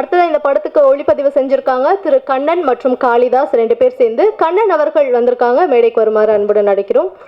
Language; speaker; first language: Tamil; native; Tamil